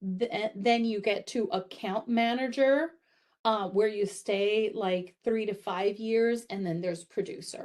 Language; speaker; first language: English; native; English